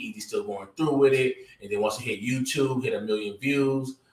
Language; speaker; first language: English; native; English